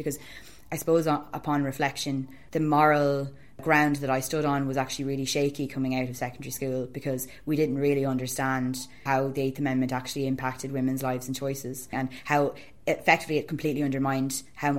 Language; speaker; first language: English; native; English